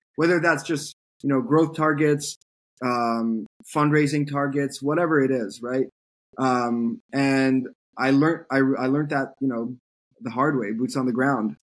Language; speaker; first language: English; non-native, fluent; French